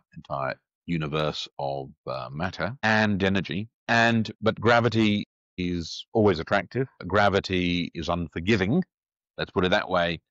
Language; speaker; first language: English; native; English